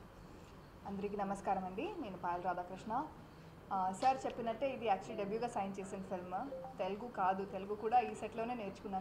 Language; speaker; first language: Telugu; non-native, learner; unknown